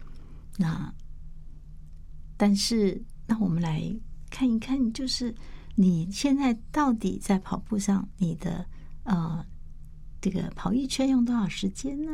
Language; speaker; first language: Chinese; native; Chinese